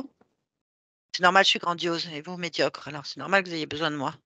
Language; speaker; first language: French; native; French